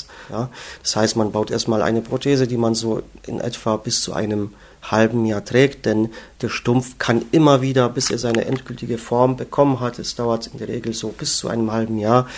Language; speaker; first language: German; native; German